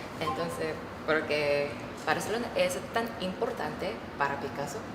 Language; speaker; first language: Spanish; non-native, learner; Korean